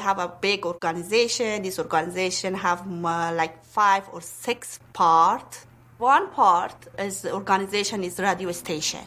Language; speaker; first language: English; non-native, learner; Pashto